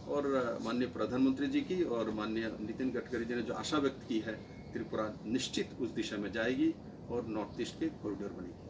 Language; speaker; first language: Hindi; non-native, local second language; Bangla